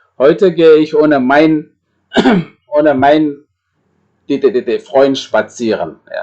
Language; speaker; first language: German; non-native, fluent; Indonesian